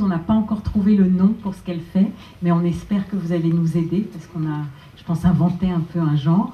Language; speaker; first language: French; native; French